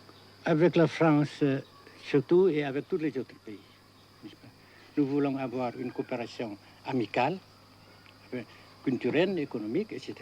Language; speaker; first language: French; non-native, fluent; Vietnamese